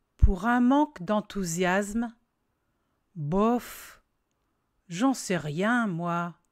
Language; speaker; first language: French; native; French